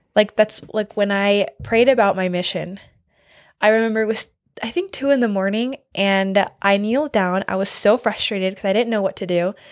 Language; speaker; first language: English; native; English